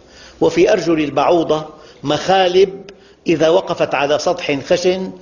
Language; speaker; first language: Arabic; native; Arabic